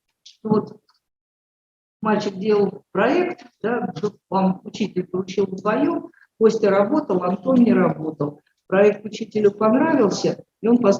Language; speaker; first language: Russian; native; Russian